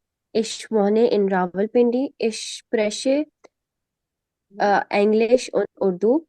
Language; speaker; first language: German; non-native, learner; Urdu